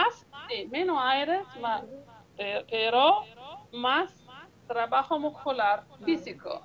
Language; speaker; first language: Spanish; non-native, learner; Italian